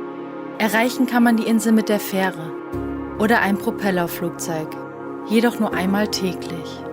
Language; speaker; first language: German; native; German